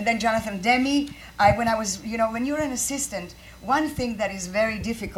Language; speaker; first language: English; non-native, fluent; Croatian